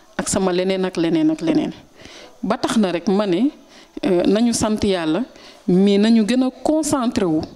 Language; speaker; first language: Wolof; non-native, local second language; Serer